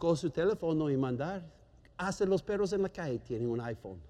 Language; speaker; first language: Spanish; non-native, fluent; German